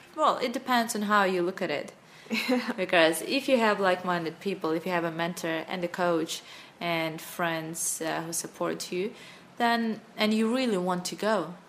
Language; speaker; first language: English; non-native, fluent; Russian